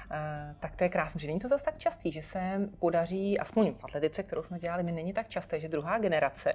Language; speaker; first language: Czech; native; Czech